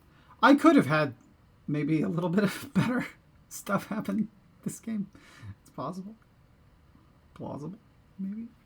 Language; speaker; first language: English; native; English